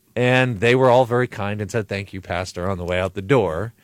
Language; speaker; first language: English; native; English